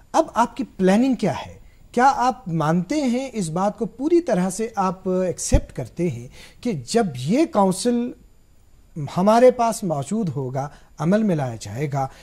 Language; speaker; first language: Hindi; non-native, local second language; Kashmiri